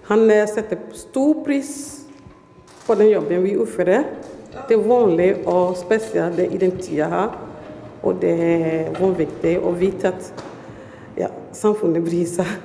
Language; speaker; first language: Norwegian; non-native, fluent; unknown